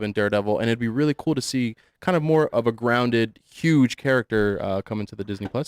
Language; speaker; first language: English; native; English